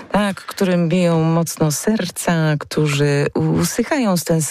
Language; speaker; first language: Polish; native; Polish